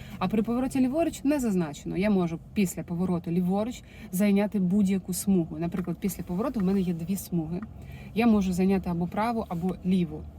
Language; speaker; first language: Ukrainian; non-native, local second language; Russian